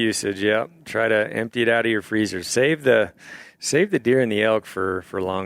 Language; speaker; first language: English; native; English